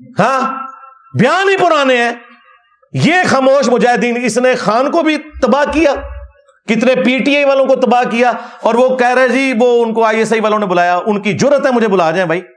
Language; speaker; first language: Urdu; non-native, local second language; Punjabi